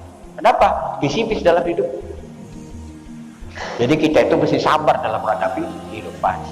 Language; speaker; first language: Indonesian; native; Indonesian